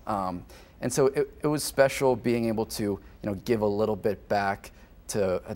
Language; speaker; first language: English; native; English